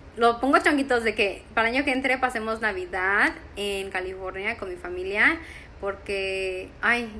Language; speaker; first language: Spanish; early bilingual, other home language; English